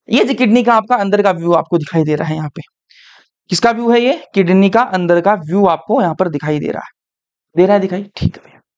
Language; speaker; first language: Hindi; native; Hindi